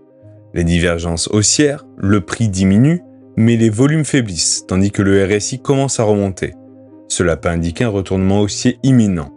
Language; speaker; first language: French; native; French